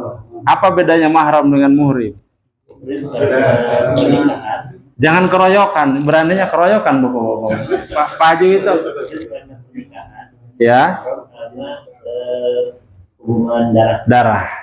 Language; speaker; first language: Indonesian; non-native, local second language; Sundanese